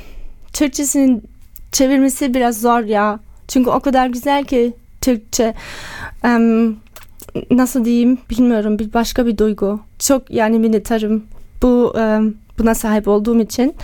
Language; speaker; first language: Turkish; early bilingual, heritage; Turkish